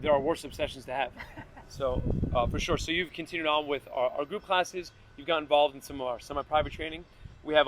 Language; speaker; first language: English; native; English